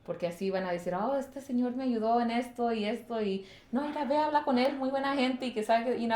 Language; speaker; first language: Spanish; early bilingual, heritage; Spanish